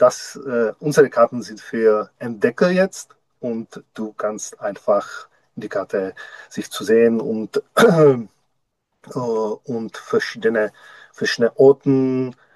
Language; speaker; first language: German; non-native, learner; Czech